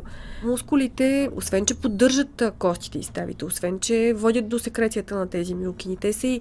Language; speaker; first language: Bulgarian; native; Bulgarian